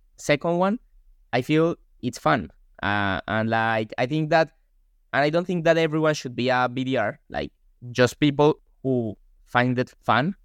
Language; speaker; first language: English; non-native, fluent; Spanish